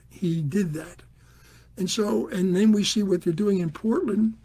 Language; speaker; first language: English; native; English